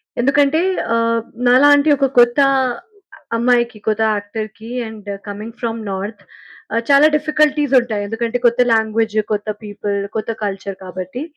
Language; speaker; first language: Telugu; non-native, learner; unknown